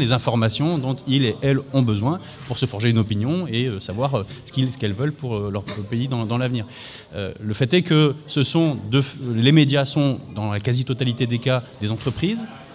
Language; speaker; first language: French; native; French